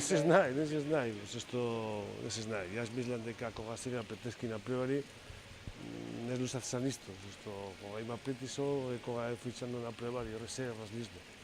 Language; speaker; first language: Macedonian; non-native, fluent; Spanish